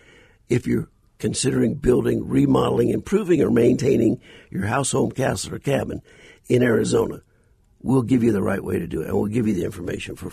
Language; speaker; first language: English; native; English